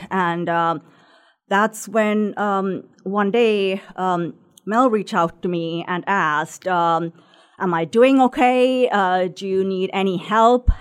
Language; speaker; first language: English; non-native, local second language; Sinhala